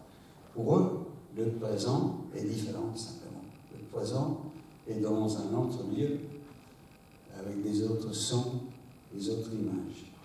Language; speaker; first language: French; non-native, fluent; English